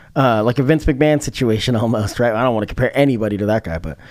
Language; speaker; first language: English; native; English